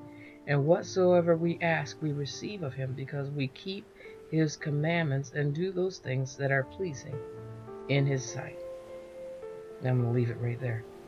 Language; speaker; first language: English; native; English